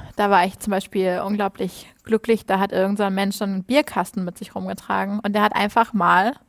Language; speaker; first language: German; native; German